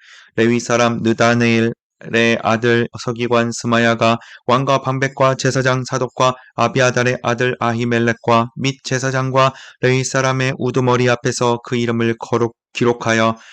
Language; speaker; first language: Korean; native; Korean